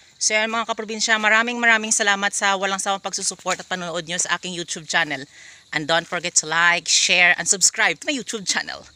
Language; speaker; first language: Filipino; non-native, local second language; Hiligaynon